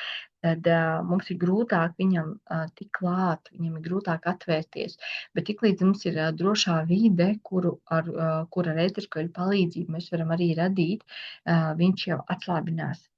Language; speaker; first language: Latvian; native; Latvian